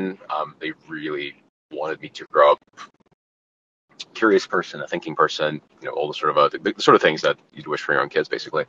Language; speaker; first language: English; non-native, fluent; Ukrainian